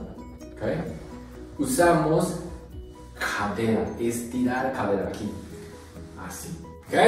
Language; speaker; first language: Spanish; non-native, learner; Japanese